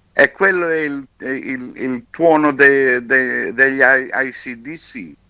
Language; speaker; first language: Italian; native; Italian